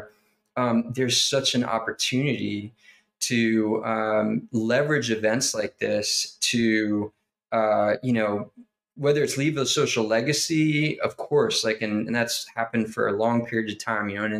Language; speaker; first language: English; native; English